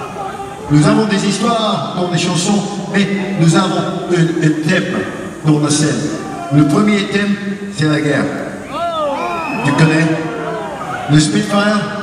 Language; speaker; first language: French; non-native, learner; English